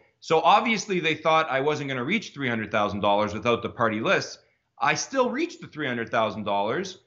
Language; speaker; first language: English; native; English